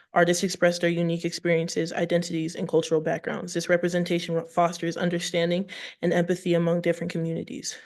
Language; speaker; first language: English; native; English